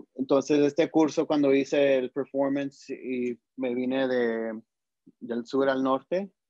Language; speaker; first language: Spanish; early bilingual, heritage; Spanish